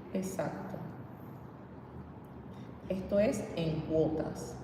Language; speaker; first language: Spanish; native; Spanish